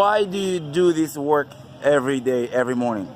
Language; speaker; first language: English; non-native, local second language; Haitian Creole